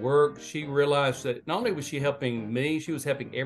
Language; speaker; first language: English; native; English